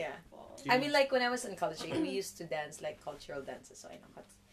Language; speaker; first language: English; non-native, local second language; Cebuano